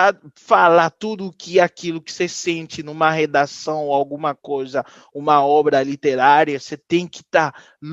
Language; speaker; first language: Portuguese; non-native, fluent; Haitian Creole